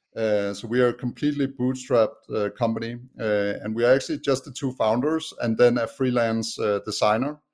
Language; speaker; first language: English; non-native, fluent; Danish